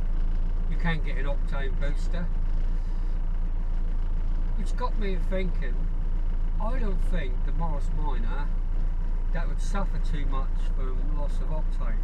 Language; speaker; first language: English; native; English